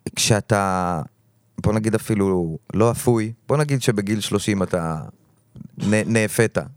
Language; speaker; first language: Hebrew; native; Hebrew